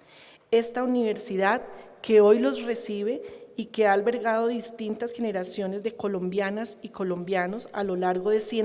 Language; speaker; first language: Spanish; native; Spanish